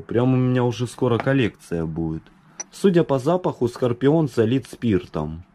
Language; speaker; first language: Russian; native; Russian